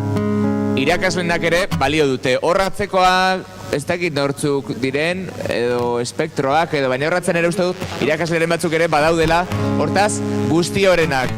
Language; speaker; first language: Basque; native; Basque